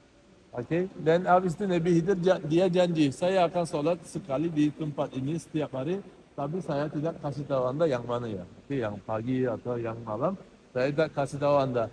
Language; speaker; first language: Indonesian; non-native, fluent; Turkish